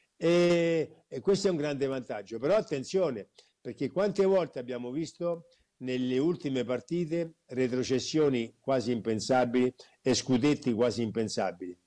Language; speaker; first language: Italian; native; Italian